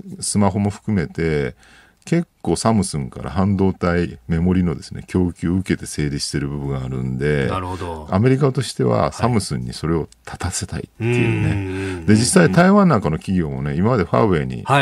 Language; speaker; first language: Japanese; native; Japanese